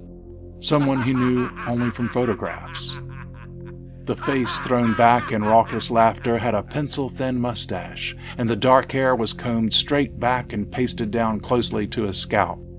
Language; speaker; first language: English; native; English